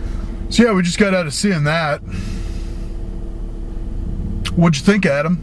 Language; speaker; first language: English; native; English